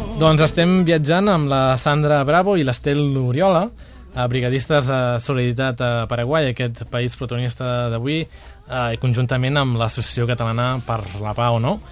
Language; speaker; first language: Catalan; native; Catalan